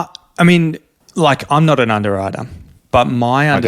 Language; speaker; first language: English; native; English